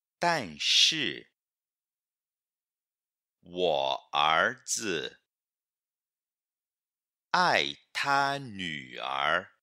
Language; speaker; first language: Chinese; non-native, fluent; Portuguese